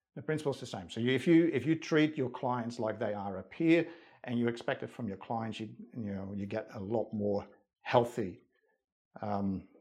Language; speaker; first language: English; non-native, fluent; Dutch